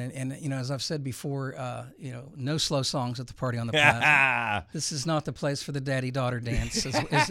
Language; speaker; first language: English; native; English